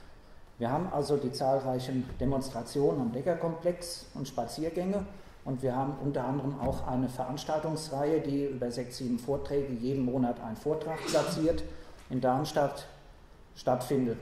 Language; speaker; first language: German; native; German